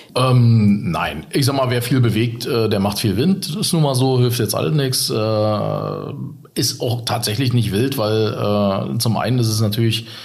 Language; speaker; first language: German; native; German